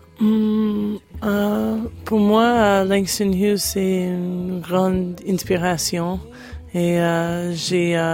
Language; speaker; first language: French; non-native, learner; English